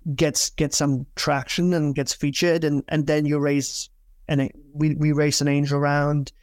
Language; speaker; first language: English; non-native, fluent; German